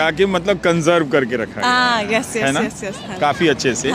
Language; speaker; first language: Hindi; native; Hindi